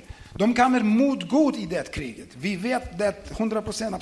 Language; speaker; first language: Swedish; non-native, learner; Ukrainian